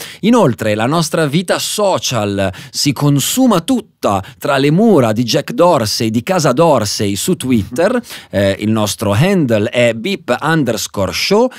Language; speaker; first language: Italian; native; Italian